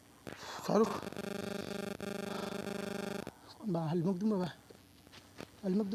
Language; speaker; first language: Hindi; native; Hindi